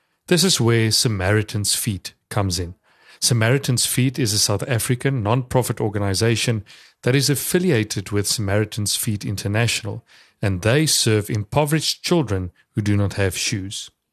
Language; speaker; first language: English; non-native, local second language; Afrikaans